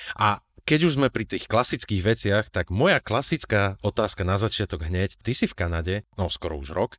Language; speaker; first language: Slovak; native; Slovak